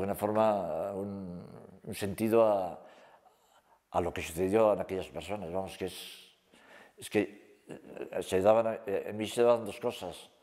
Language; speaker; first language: Spanish; native; Spanish